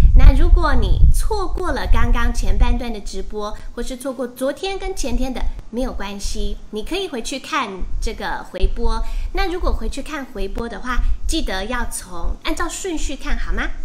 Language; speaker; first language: Chinese; native; Chinese